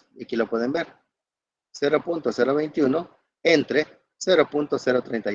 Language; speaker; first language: Spanish; native; Spanish